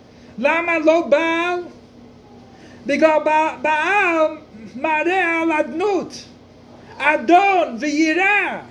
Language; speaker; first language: Hebrew; non-native, fluent; English